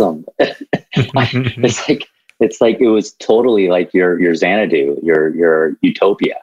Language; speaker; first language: English; native; English